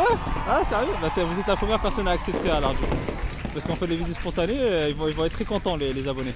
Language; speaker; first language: French; native; French